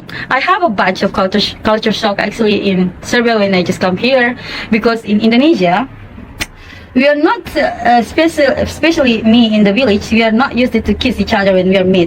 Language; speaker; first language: English; non-native, fluent; Indonesian